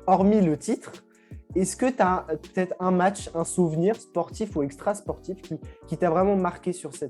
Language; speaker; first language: French; native; French